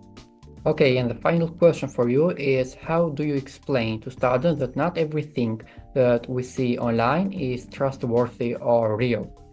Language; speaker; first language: English; non-native, fluent; Albanian